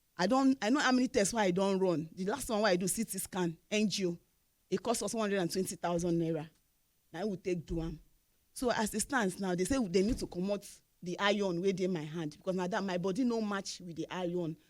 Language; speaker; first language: Nigerian Pidgin; non-native, local second language; Igbo